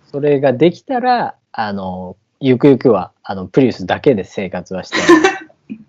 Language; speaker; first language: Japanese; native; Japanese